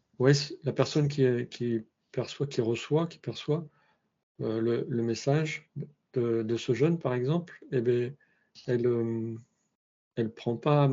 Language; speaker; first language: French; native; French